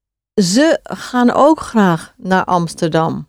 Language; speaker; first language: Dutch; non-native, fluent; English